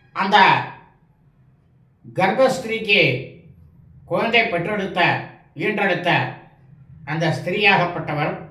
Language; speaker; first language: Tamil; native; Tamil